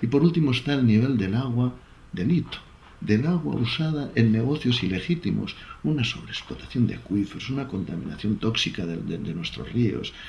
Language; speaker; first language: Spanish; native; Spanish